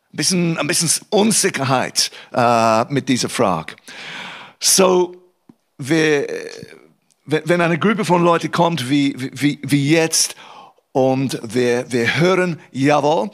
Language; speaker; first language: German; non-native, fluent; English